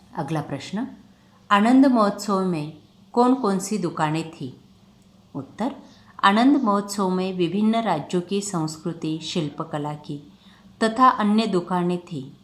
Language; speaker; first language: Hindi; non-native, local second language; Marathi